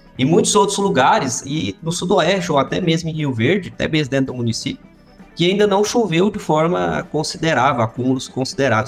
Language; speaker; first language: Portuguese; native; Portuguese